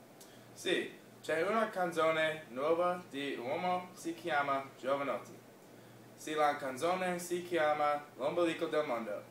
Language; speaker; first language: Italian; non-native, learner; English